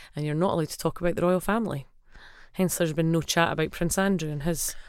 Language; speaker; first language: English; native; English